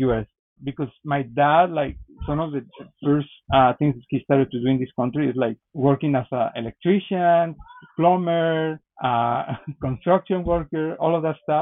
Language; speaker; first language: English; non-native, fluent; Spanish